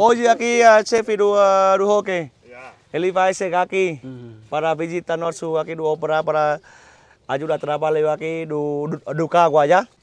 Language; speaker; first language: Portuguese; non-native, learner; Vietnamese